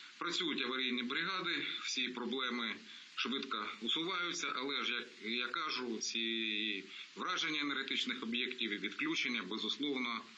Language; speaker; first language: Ukrainian; non-native, local second language; Russian